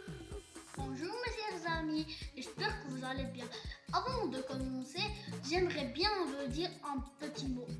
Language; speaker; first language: French; non-native, fluent; Arabic